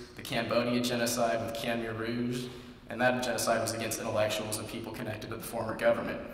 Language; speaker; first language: English; native; English